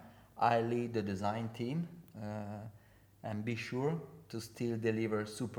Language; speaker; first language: English; non-native, fluent; Italian